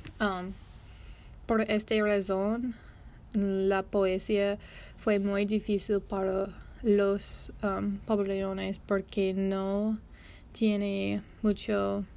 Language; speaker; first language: Spanish; non-native, learner; English